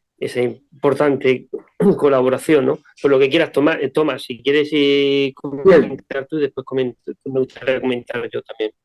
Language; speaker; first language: Spanish; native; Spanish